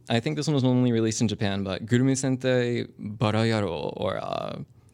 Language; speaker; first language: English; native; English